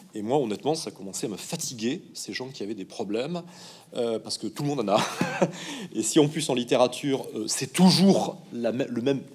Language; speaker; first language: French; native; French